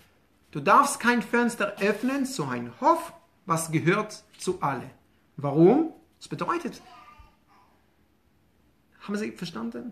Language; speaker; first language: German; non-native, fluent; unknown